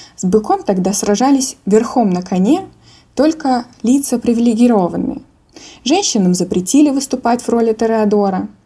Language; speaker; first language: Russian; native; Russian